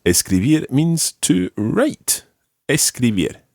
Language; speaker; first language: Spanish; non-native, fluent; English